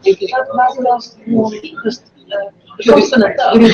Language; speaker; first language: Dutch; native; Dutch